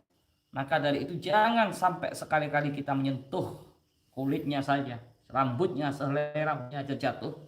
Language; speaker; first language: Indonesian; native; Indonesian